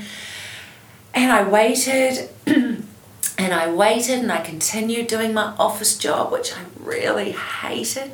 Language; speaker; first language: English; native; English